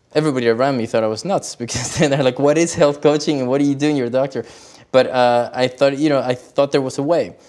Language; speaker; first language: English; early bilingual, other home language; Spanish